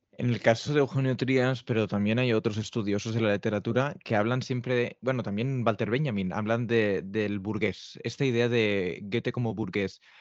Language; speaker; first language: Spanish; non-native, local second language; Catalan